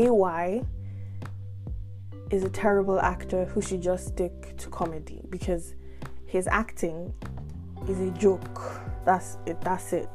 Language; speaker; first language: English; non-native, local second language; Igbo